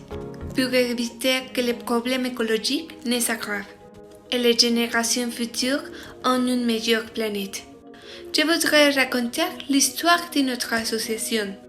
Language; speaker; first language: French; non-native, learner; Spanish